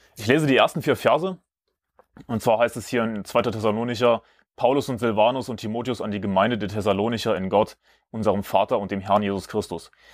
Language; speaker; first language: German; native; German